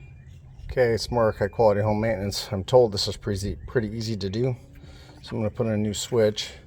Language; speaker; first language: English; native; English